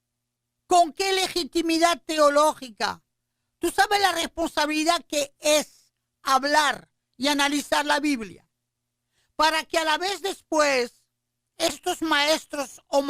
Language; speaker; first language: Spanish; native; Spanish